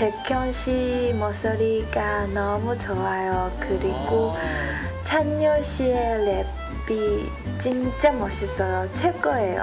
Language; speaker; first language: Korean; non-native, learner; Chinese